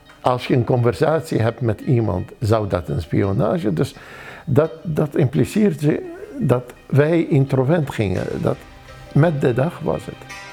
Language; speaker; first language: Dutch; non-native, fluent; Arabic